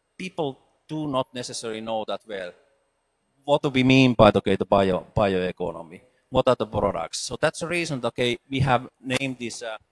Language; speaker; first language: English; non-native, fluent; Finnish